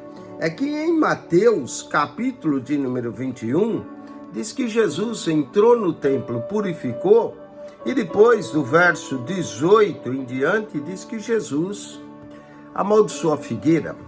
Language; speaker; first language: Portuguese; native; Portuguese